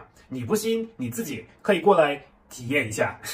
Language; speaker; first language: Chinese; non-native, fluent; German